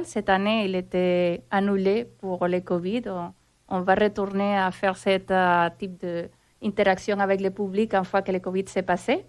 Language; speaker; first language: French; non-native, fluent; Spanish